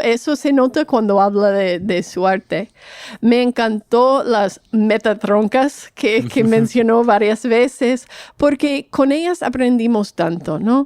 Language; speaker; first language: Spanish; non-native, fluent; English